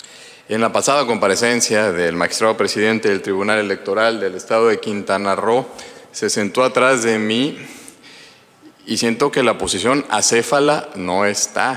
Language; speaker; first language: Spanish; native; Spanish